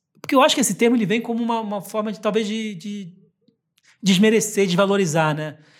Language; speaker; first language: Portuguese; early bilingual, heritage; Portuguese